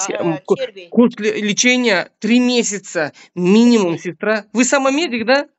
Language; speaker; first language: Russian; non-native, local second language; Uzbek